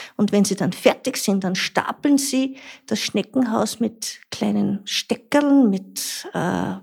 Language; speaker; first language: German; native; German